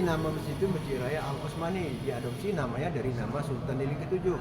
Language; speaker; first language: Indonesian; native; Indonesian